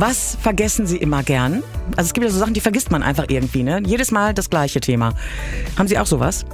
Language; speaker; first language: German; native; German